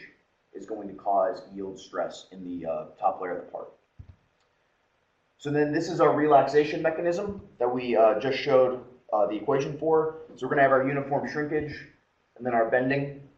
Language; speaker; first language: English; native; English